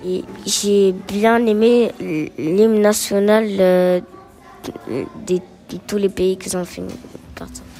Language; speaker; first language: French; non-native, learner; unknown